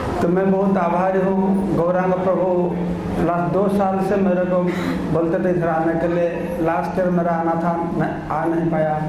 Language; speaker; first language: Hindi; non-native, local second language; Odia